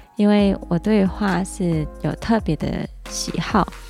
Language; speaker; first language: Chinese; non-native, local second language; Cantonese